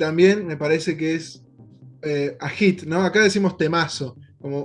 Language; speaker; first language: Spanish; native; Spanish